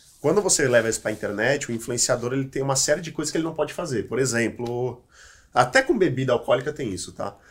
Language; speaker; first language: Portuguese; native; Portuguese